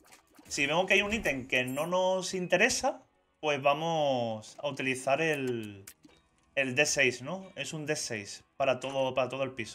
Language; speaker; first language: Spanish; native; Spanish